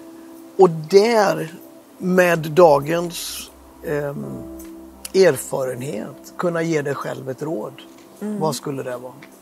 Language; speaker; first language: Swedish; native; Swedish